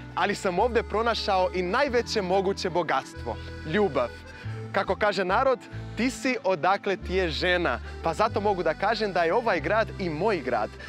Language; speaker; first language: Serbian; non-native, fluent; Portuguese